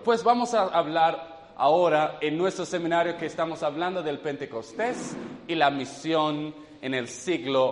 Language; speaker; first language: Spanish; non-native, fluent; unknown